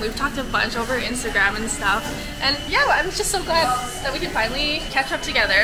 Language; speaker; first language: English; native; English